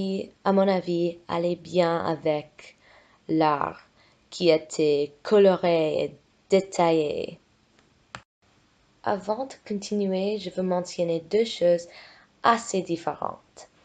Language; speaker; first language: French; non-native, fluent; English